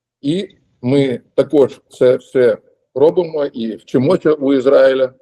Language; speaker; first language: Ukrainian; non-native, local second language; Russian